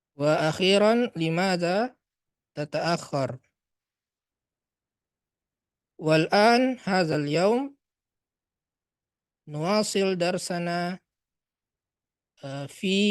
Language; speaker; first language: Arabic; non-native, fluent; Indonesian